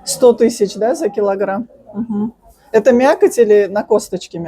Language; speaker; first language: Russian; native; Russian